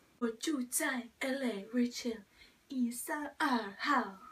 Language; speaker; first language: Chinese; non-native, learner; Norwegian